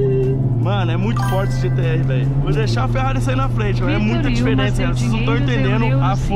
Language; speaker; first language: Portuguese; native; Portuguese